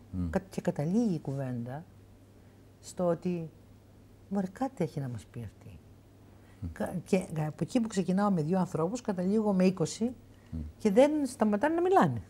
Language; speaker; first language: Greek; native; Greek